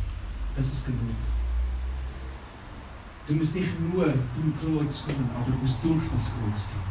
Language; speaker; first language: German; non-native, fluent; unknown